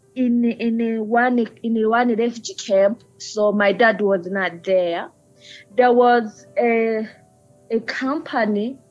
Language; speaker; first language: English; early bilingual, other home language; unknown